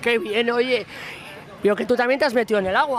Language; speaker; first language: Spanish; native; Spanish